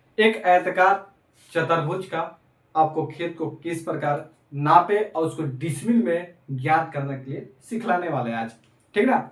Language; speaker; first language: Hindi; native; Hindi